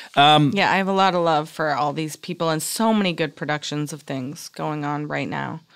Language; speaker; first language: English; native; English